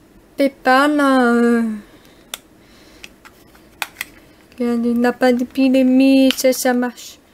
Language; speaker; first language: French; non-native, learner; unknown